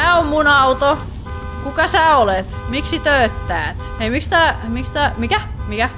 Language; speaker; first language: Finnish; native; Finnish